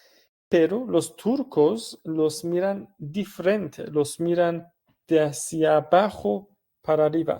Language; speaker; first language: Spanish; non-native, fluent; Persian